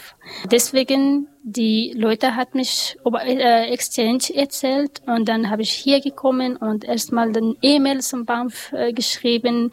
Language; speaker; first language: German; non-native, learner; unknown